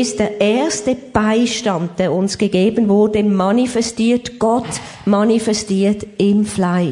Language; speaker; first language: German; native; German